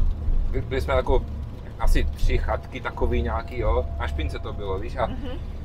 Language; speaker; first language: Czech; native; Czech